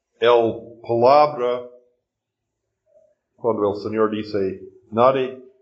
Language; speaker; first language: Spanish; non-native, learner; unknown